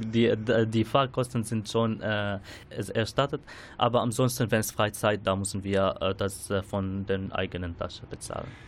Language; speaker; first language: German; non-native, learner; Arabic